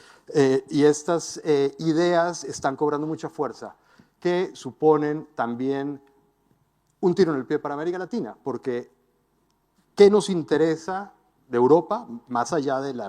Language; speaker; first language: Spanish; native; Spanish